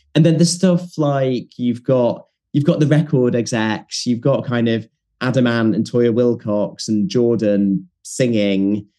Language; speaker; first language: English; native; English